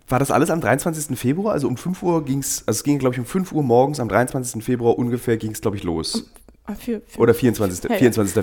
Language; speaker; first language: German; native; German